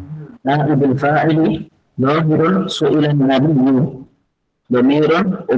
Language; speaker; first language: Arabic; non-native, learner; Indonesian